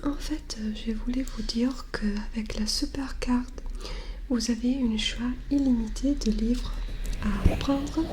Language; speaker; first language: French; non-native, learner; English